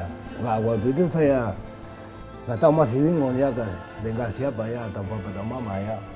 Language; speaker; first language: Indonesian; non-native, fluent; Spanish